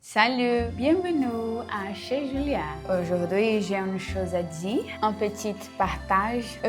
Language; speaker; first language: French; non-native, learner; Portuguese